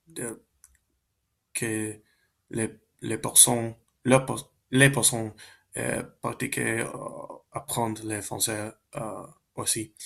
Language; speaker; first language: French; non-native, learner; Spanish